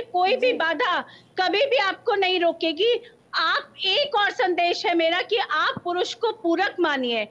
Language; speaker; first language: Hindi; native; Hindi